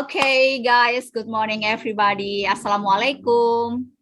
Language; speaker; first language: English; non-native, fluent; Indonesian